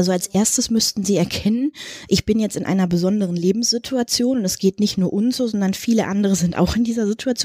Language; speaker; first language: German; native; German